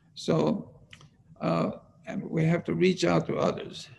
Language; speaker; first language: English; native; English